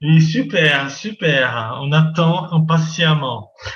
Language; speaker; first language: French; non-native, fluent; Portuguese